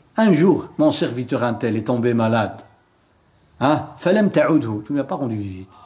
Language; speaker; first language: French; non-native, local second language; Arabic